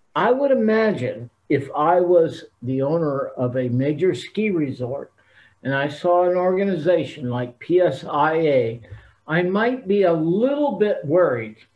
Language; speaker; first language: English; native; English